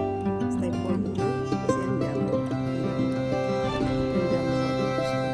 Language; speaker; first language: Italian; non-native, fluent; Filipino